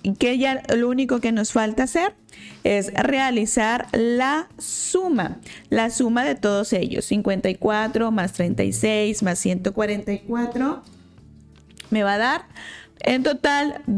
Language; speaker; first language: Spanish; native; Spanish